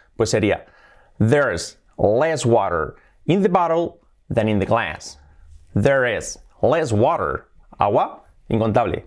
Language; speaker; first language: English; non-native, fluent; Spanish